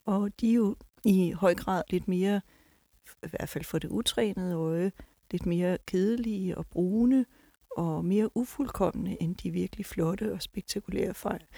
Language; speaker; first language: Danish; native; Danish